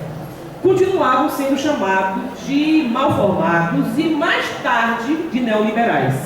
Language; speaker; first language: Portuguese; native; Portuguese